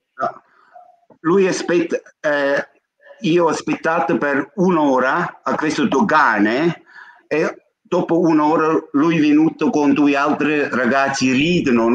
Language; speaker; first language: Italian; non-native, learner; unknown